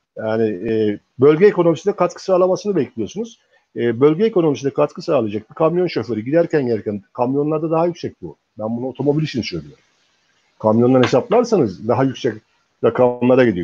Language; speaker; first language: Turkish; native; Turkish